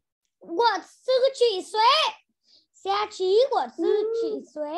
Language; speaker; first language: Chinese; non-native, learner; Vietnamese